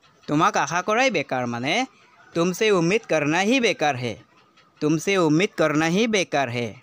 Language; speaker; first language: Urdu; non-native, local second language; Assamese